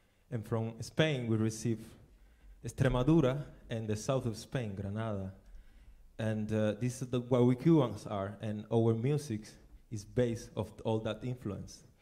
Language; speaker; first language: English; non-native, fluent; Spanish